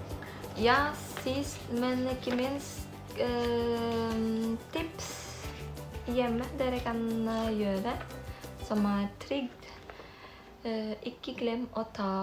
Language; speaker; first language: Norwegian; non-native, fluent; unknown